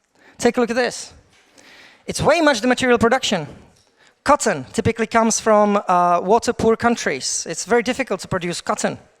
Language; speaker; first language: English; non-native, fluent; Czech